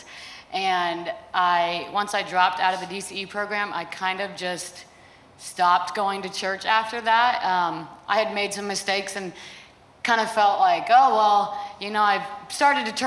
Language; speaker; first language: English; native; English